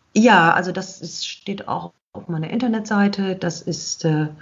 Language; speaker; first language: German; native; German